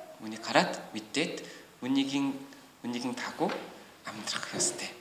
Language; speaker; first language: Mongolian; non-native, learner; Korean